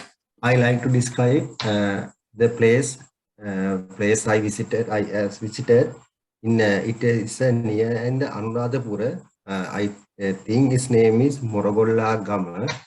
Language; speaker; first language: English; non-native, learner; Sinhala